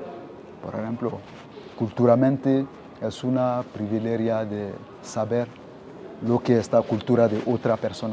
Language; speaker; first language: Spanish; non-native, learner; French